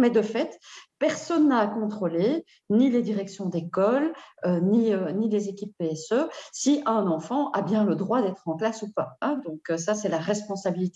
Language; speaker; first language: French; native; French